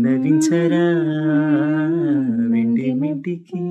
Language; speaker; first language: Telugu; native; Telugu